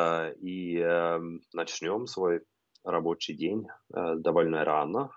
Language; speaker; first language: Russian; non-native, fluent; Norwegian